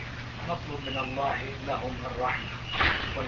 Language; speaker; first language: Arabic; non-native, fluent; Turkish